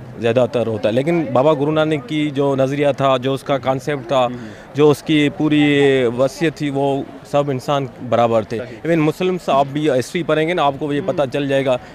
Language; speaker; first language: Urdu; non-native, local second language; Sindhi